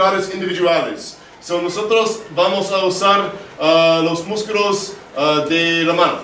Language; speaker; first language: Spanish; non-native, learner; English